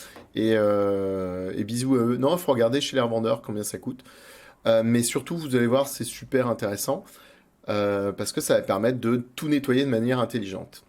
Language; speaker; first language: French; native; French